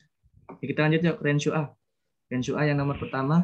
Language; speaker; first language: Indonesian; native; Indonesian